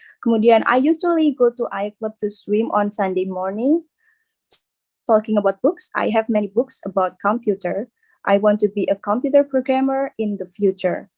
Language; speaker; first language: English; non-native, learner; Indonesian